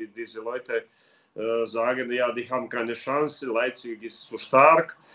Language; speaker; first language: German; non-native, learner; Serbian